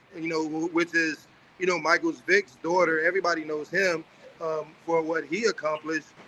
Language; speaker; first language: English; native; English